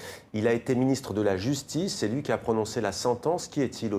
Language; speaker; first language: French; native; French